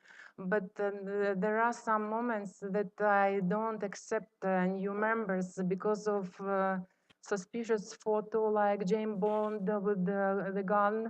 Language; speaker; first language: English; non-native, fluent; Russian